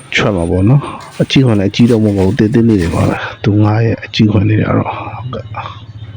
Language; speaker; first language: Burmese; native; Burmese